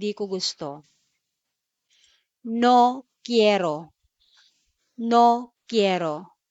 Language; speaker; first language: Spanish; non-native, fluent; Filipino